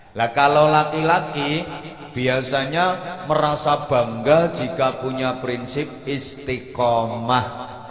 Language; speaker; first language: Indonesian; non-native, local second language; Javanese